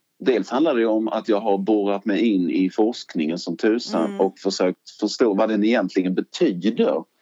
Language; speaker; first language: Swedish; native; Swedish